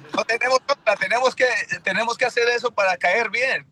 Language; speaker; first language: Spanish; native; Spanish